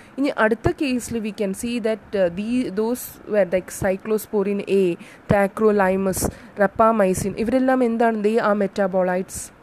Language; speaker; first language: English; non-native, local second language; Malayalam